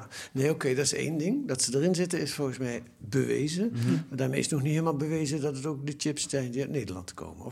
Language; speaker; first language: Dutch; native; Dutch